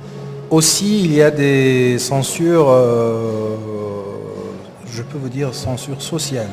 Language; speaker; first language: French; non-native, learner; Persian